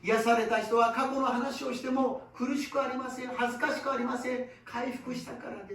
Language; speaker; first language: Japanese; non-native, fluent; Korean